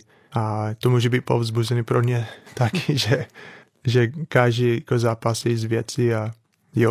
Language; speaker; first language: Czech; non-native, fluent; English